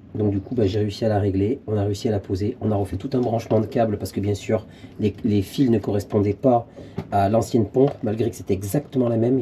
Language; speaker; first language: French; native; French